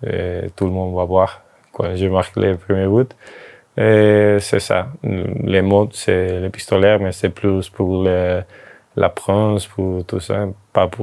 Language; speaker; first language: French; non-native, fluent; Spanish